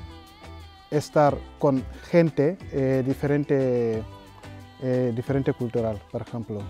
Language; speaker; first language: Spanish; non-native, learner; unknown